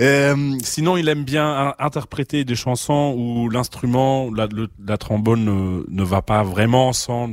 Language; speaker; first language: French; non-native, fluent; German